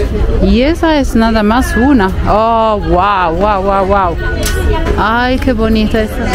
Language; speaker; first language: Spanish; non-native, fluent; Italian